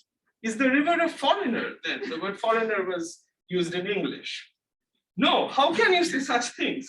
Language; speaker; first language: English; non-native, local second language; Bangla